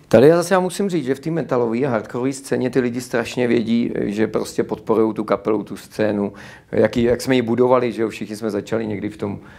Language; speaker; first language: Czech; native; Czech